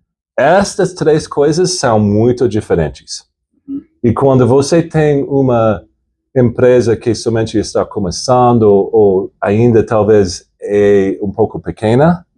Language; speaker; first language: Portuguese; non-native, fluent; English